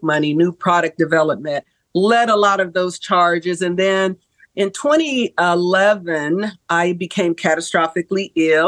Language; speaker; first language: English; native; English